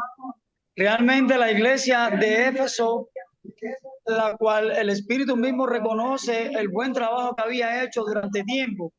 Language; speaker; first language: Spanish; native; Spanish